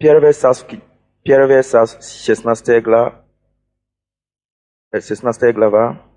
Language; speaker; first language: Russian; non-native, fluent; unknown